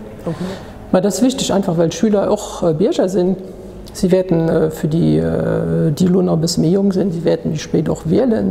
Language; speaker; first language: German; non-native, local second language; Luxembourgish